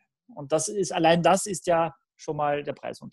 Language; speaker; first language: German; native; German